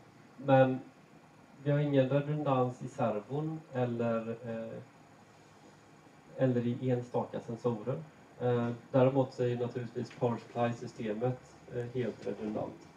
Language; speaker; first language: Swedish; native; Swedish